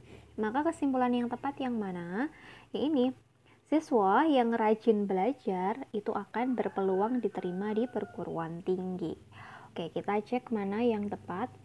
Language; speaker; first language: Indonesian; native; Indonesian